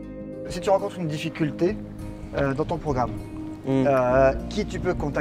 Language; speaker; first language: French; native; French